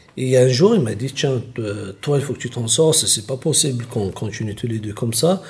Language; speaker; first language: French; non-native, local second language; Kabyle